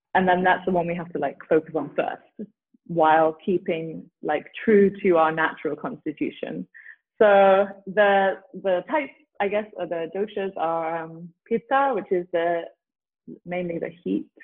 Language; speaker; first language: English; native; English